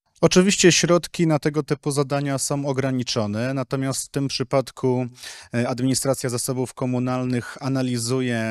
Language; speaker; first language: Polish; native; Polish